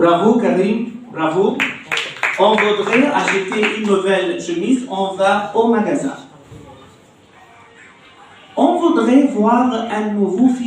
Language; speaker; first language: French; non-native, fluent; Arabic